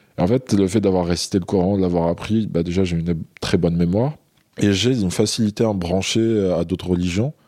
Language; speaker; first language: French; non-native, local second language; Arabic